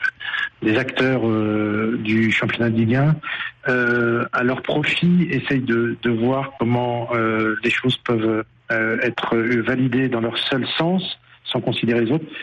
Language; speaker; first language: French; native; French